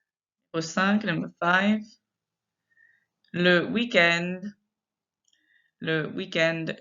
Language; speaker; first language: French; non-native, fluent; English